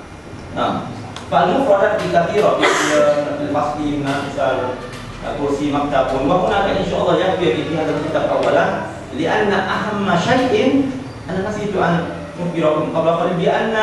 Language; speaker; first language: Arabic; non-native, learner; Malay